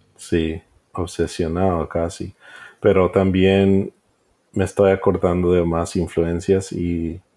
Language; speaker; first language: Spanish; early bilingual, heritage; Spanish